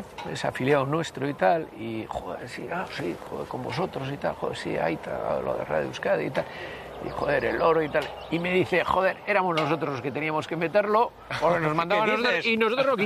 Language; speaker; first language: Spanish; native; Spanish